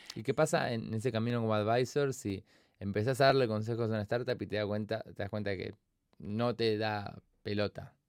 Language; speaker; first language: Spanish; native; Spanish